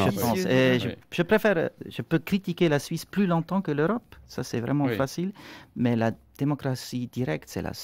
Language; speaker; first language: French; non-native, local second language; Swiss German